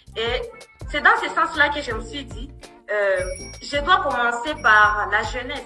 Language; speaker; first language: French; non-native, local second language; Swahili